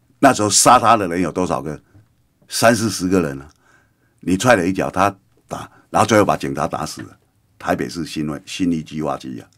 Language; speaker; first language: Chinese; native; Chinese